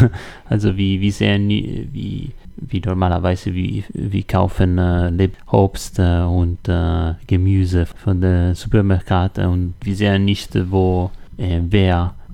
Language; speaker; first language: German; non-native, learner; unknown